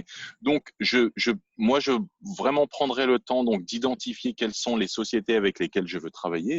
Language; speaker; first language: French; native; French